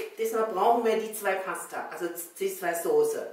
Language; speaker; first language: German; non-native, learner; Chinese